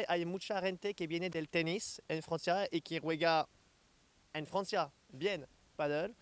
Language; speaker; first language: Spanish; non-native, learner; French